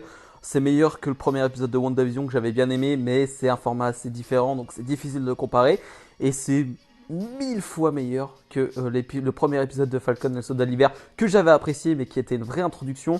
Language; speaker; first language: French; native; French